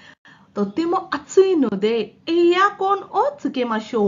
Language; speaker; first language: Japanese; non-native, fluent; Hindi